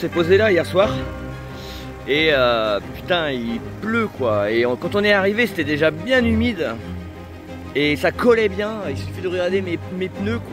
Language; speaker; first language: French; native; French